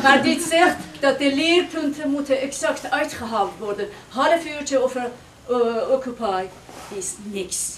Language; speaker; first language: Dutch; non-native, fluent; Persian